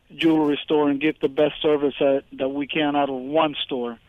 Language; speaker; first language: English; early bilingual, other home language; Spanish